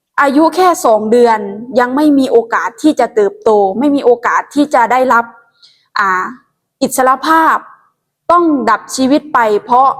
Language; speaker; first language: Thai; non-native, local second language; Lao